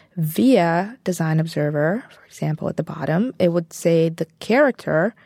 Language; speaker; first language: English; non-native, fluent; Bulgarian